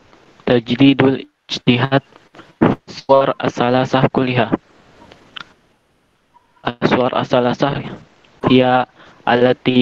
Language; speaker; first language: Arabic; non-native, learner; Indonesian